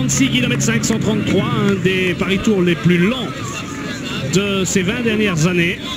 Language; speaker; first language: French; native; French